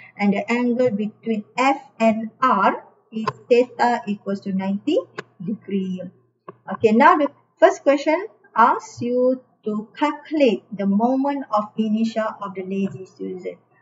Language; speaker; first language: English; non-native, local second language; Malay